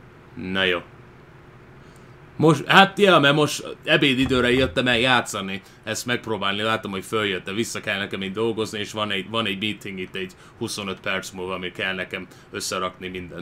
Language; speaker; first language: Hungarian; early bilingual, heritage; Hungarian